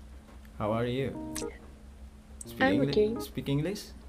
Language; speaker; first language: English; non-native, learner; Indonesian